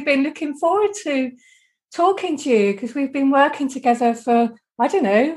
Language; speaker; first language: English; native; English